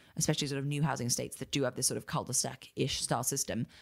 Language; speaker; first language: English; native; English